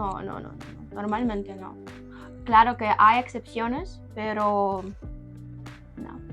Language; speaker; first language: Spanish; non-native, learner; Ukrainian